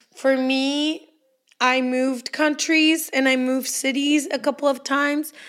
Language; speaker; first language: English; early bilingual, heritage; Spanish